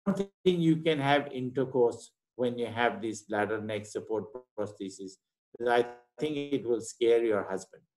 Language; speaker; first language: English; non-native, local second language; Marathi